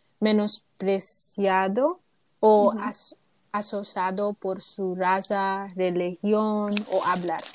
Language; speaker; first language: Spanish; non-native, learner; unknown